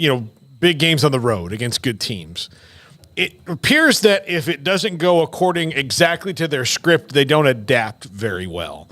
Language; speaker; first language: English; native; English